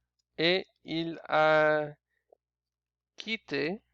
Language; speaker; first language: French; non-native, learner; English